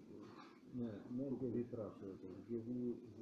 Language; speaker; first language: Polish; non-native, learner; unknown